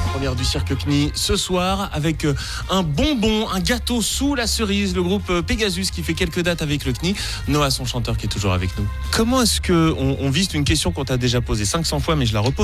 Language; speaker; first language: French; native; French